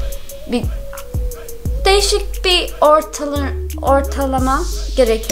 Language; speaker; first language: Turkish; non-native, learner; English